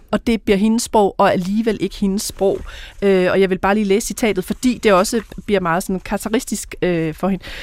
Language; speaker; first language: Danish; native; Danish